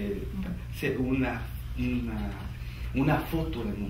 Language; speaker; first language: French; non-native, learner; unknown